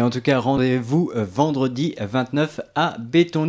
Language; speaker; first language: French; native; French